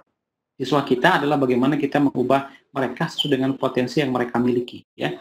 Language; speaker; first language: Indonesian; native; Indonesian